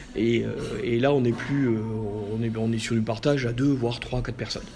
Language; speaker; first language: French; native; French